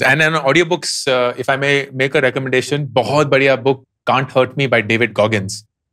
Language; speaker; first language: English; non-native, local second language; Hindi